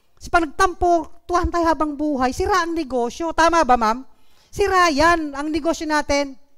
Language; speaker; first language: Filipino; non-native, local second language; Bikol